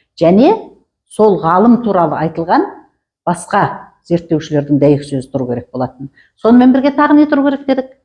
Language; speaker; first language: Kazakh; native; Kazakh